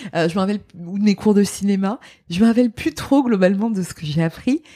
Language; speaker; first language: French; native; French